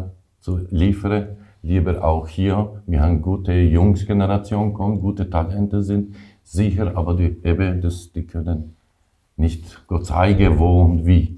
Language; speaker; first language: German; non-native, learner; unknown